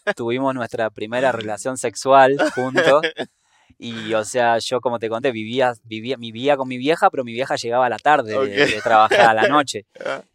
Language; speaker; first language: Spanish; native; Spanish